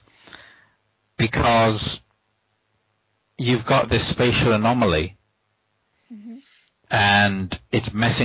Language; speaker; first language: English; native; English